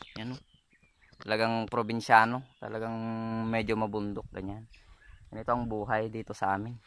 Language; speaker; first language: Filipino; non-native, local second language; Iloko